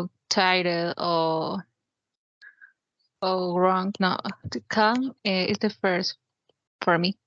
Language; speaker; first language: English; non-native, learner; Spanish